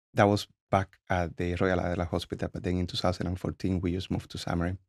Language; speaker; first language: English; non-native, fluent; Spanish